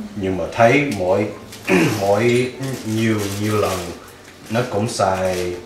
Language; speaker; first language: Vietnamese; early bilingual, other home language; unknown